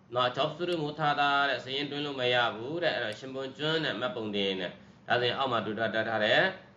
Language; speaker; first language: Burmese; native; Burmese